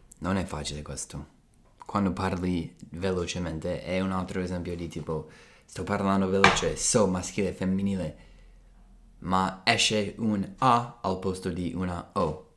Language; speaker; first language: Italian; non-native, fluent; English